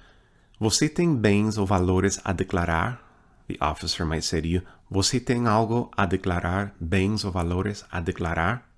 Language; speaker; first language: Portuguese; non-native, fluent; English